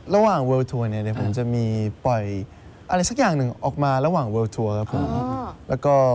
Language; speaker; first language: Thai; native; Thai